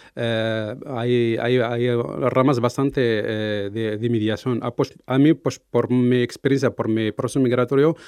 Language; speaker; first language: Spanish; non-native, fluent; Arabic